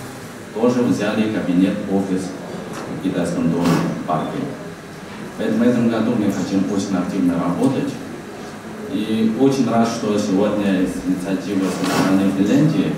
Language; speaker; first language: Russian; non-native, fluent; Chinese